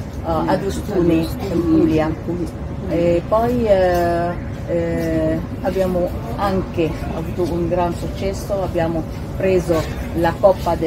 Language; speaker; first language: Italian; non-native, fluent; Arabic